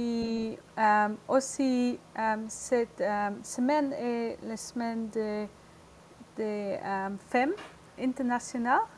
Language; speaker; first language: French; non-native, learner; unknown